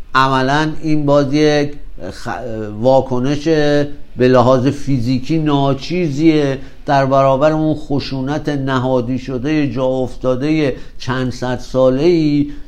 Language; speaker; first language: Persian; native; Persian